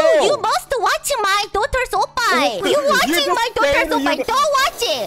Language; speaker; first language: English; non-native, learner; Korean